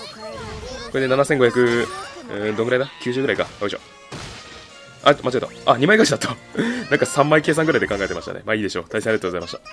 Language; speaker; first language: Japanese; native; Japanese